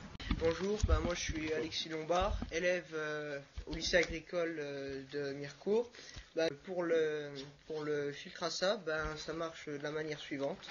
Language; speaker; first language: French; native; French